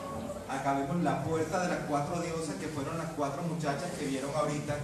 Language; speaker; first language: Spanish; native; Spanish